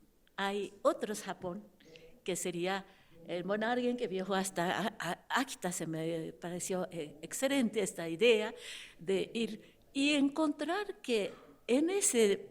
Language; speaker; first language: Spanish; non-native, fluent; Japanese